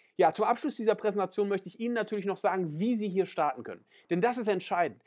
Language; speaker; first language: German; native; German